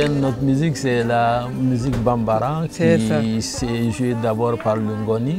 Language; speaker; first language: French; non-native, local second language; Bambara